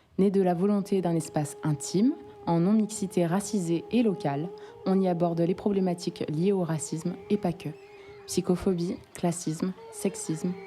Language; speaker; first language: French; native; French